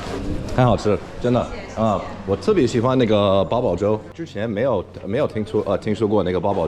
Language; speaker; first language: Chinese; non-native, learner; English